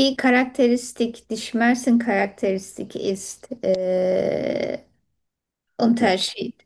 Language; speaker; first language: German; non-native, fluent; Turkish